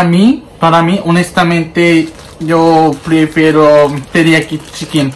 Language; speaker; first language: Spanish; non-native, learner; Japanese